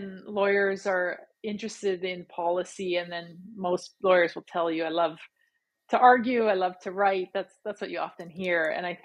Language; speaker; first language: English; native; English